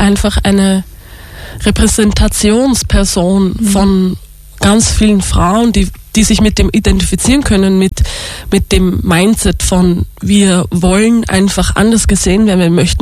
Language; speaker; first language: German; native; German